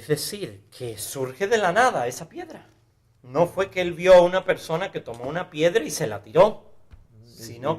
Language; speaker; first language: Spanish; native; Spanish